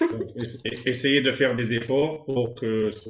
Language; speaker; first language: French; non-native, fluent; Arabic